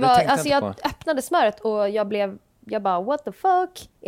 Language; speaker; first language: Swedish; native; Swedish